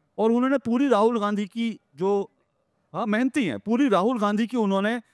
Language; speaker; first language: Hindi; native; Hindi